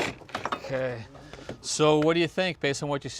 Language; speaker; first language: English; native; English